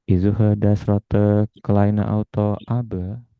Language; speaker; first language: German; non-native, learner; Indonesian